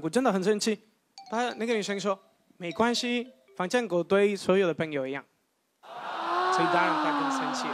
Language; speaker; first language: Chinese; non-native, fluent; Spanish